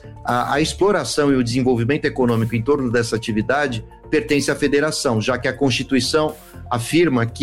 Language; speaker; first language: Portuguese; native; Portuguese